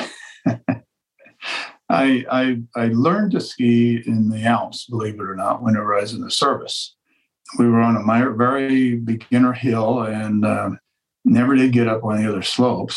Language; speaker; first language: English; native; English